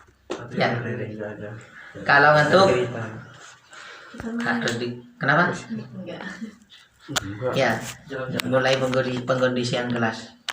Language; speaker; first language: Indonesian; native; Indonesian